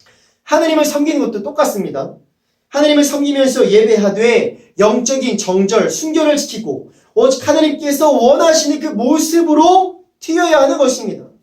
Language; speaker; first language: Korean; native; Korean